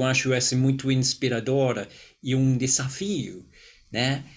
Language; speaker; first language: Portuguese; non-native, fluent; English